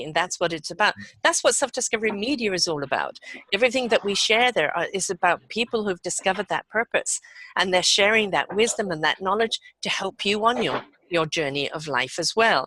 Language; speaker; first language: English; native; English